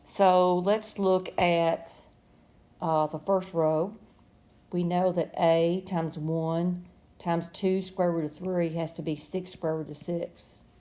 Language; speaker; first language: English; native; English